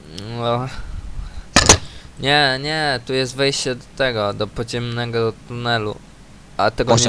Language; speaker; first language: Polish; native; Polish